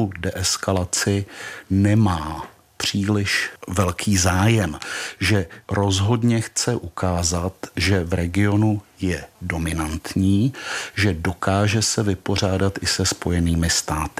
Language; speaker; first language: Czech; native; Czech